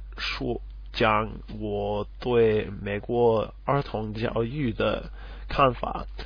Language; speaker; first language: Chinese; non-native, learner; English